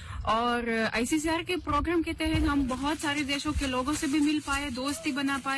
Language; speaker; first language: Hindi; non-native, fluent; Russian